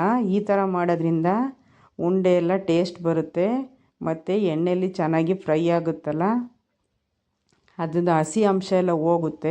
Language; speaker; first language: Kannada; native; Kannada